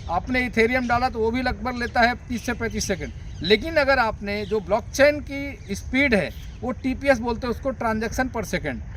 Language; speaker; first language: Hindi; native; Hindi